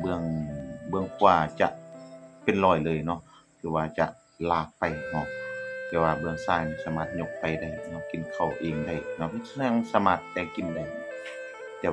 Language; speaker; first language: Thai; non-native, local second language; Lao